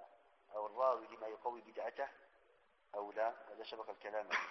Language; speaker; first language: Arabic; native; Arabic